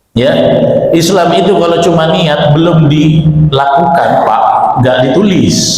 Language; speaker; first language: Indonesian; native; Indonesian